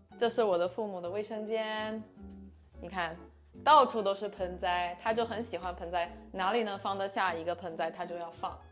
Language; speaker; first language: Chinese; non-native, fluent; English